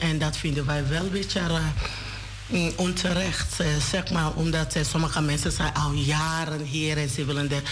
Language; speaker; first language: Dutch; non-native, learner; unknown